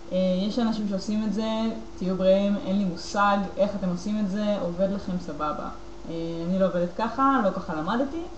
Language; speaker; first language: Hebrew; native; Hebrew